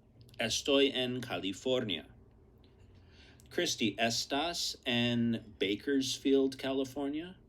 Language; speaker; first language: Spanish; non-native, fluent; English